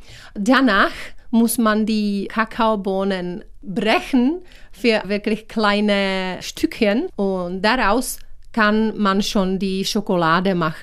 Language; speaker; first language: German; non-native, learner; Czech